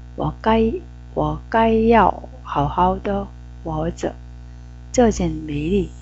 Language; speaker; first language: Chinese; non-native, fluent; Korean